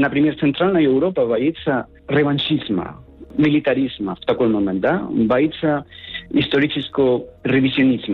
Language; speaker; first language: Russian; non-native, learner; Spanish